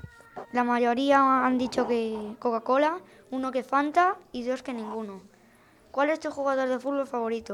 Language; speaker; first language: Spanish; native; Spanish